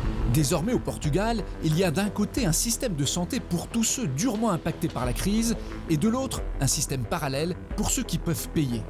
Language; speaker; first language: French; native; French